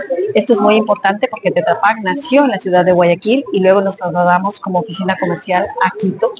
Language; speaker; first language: Spanish; native; Spanish